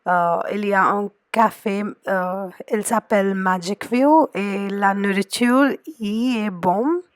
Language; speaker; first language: French; non-native, fluent; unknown